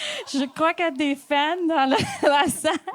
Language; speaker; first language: French; non-native, fluent; English